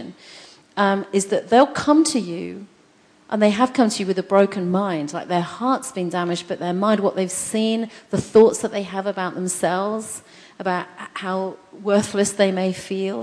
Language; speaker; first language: English; native; English